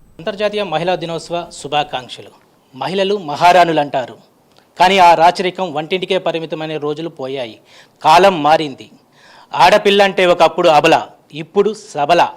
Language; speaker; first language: Telugu; native; Telugu